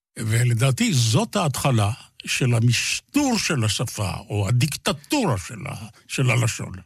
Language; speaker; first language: Hebrew; native; Hebrew